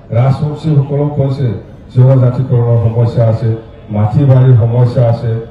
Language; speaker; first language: Assamese; non-native, local second language; Rangpuri